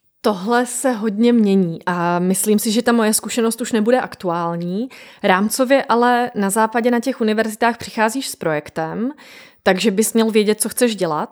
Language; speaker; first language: Czech; native; Czech